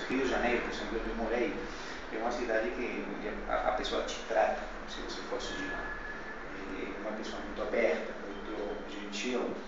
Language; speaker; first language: Portuguese; non-native, fluent; Spanish